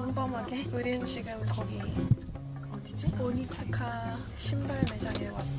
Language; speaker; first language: Korean; early bilingual, heritage; English